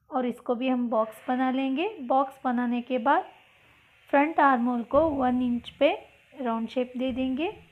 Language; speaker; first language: Hindi; non-native, local second language; Kannada